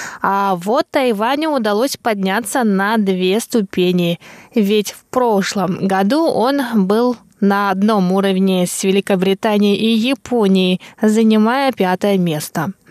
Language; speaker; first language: Russian; non-native, local second language; Tuvinian